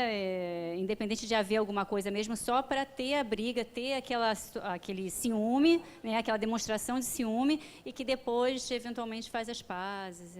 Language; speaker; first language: Portuguese; native; Portuguese